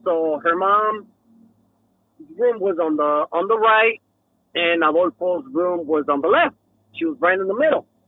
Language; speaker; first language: English; early bilingual, other home language; Spanish